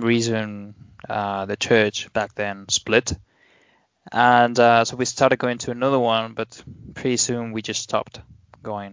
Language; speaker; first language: English; non-native, fluent; Spanish